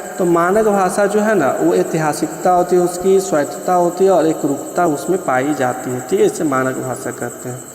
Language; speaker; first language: Hindi; native; Hindi